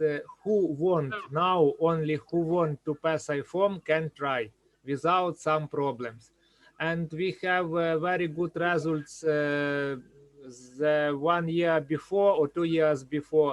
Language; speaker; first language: English; non-native, learner; Ukrainian